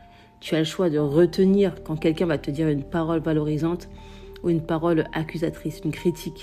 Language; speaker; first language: French; native; French